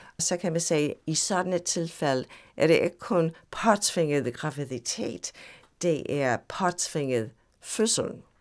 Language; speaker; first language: Danish; non-native, fluent; English